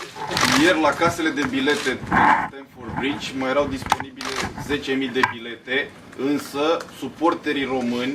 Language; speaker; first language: Romanian; native; Romanian